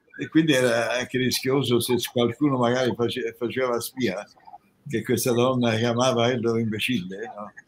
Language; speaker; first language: Italian; native; Italian